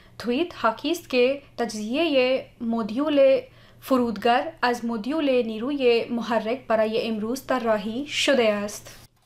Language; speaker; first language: Persian; non-native, fluent; Hindi